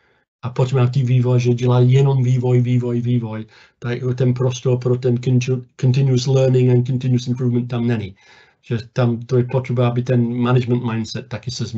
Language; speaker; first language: Czech; non-native, fluent; English